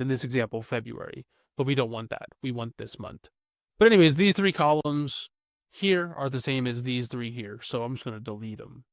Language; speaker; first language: English; native; English